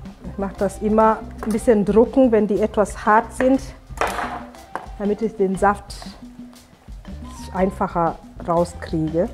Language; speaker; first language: German; non-native, fluent; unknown